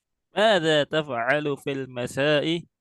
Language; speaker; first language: Arabic; non-native, fluent; Indonesian